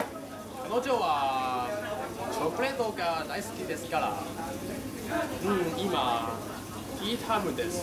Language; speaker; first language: Japanese; non-native, learner; Cantonese